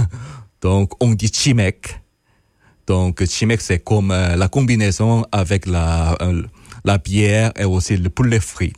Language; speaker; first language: French; non-native, fluent; Korean